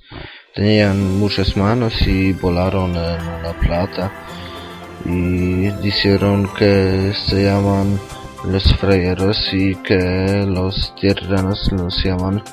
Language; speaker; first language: Spanish; non-native, learner; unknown